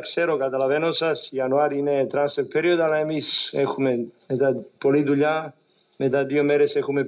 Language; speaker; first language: Greek; non-native, learner; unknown